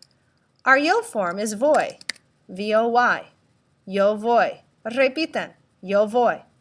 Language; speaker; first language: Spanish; non-native, fluent; English